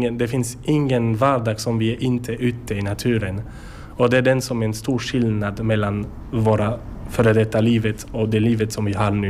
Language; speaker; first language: Swedish; non-native, learner; French